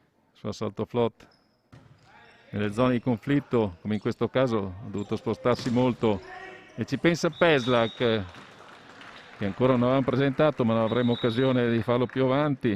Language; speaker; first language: Italian; native; Italian